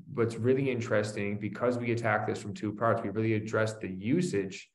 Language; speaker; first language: English; native; English